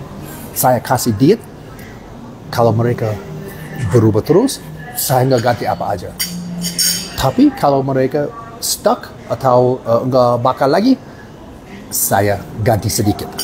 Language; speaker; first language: Indonesian; non-native, learner; English